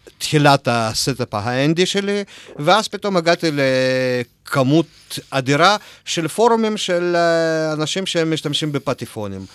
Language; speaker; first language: Hebrew; non-native, fluent; Russian